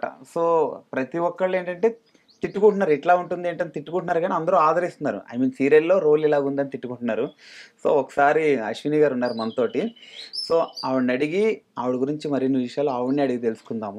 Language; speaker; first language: Telugu; native; Telugu